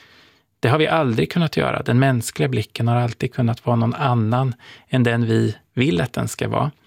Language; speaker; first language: Swedish; native; Swedish